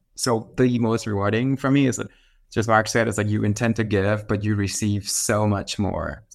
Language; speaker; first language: English; non-native, fluent; Thai